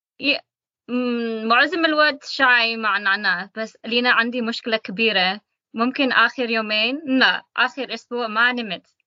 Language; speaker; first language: Arabic; non-native, learner; English